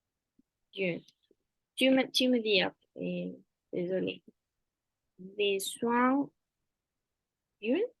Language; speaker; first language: French; non-native, fluent; Spanish